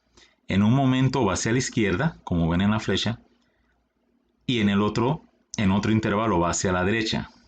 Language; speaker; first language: Spanish; native; Spanish